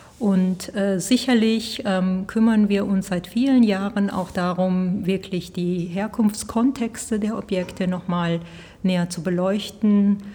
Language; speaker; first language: German; early bilingual, heritage; Spanish